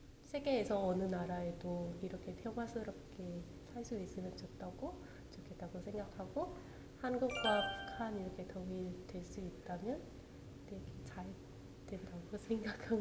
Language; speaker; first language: Korean; non-native, local second language; Vietnamese